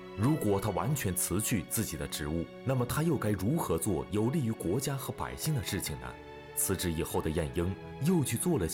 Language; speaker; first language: Chinese; native; Chinese